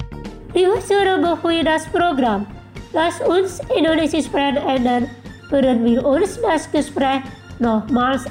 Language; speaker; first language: German; non-native, fluent; Indonesian